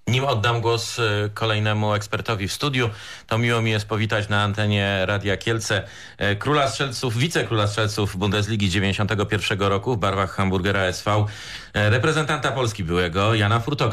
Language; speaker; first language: Polish; native; Polish